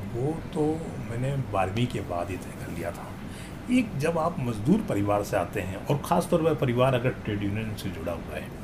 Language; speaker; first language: Hindi; native; Hindi